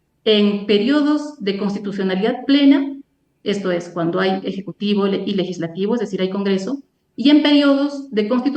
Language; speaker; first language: Spanish; native; Spanish